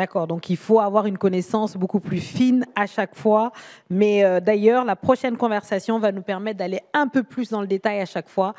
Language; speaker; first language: French; native; French